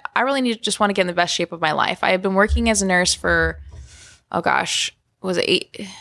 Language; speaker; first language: English; native; English